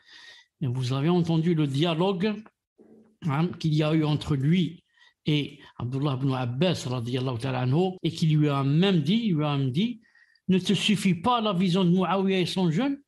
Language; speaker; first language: French; non-native, local second language; Arabic